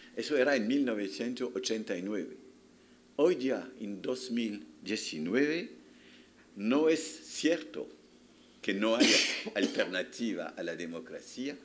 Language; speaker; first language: Spanish; non-native, fluent; French